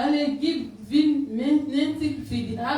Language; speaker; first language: German; non-native, learner; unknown